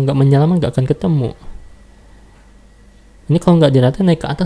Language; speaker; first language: Indonesian; native; Indonesian